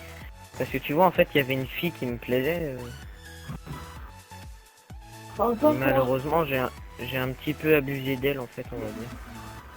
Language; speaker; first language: French; native; French